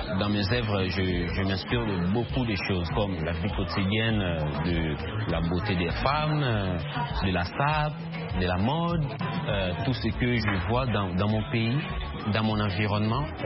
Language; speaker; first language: French; non-native, local second language; Lingala